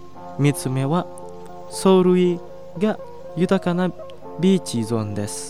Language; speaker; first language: Japanese; non-native, fluent; Indonesian